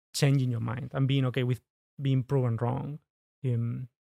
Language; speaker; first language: English; non-native, fluent; Spanish